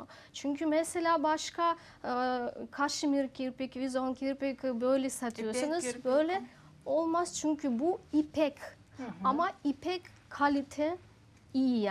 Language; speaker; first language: Turkish; non-native, learner; Russian